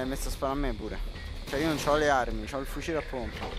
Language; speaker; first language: Italian; native; Italian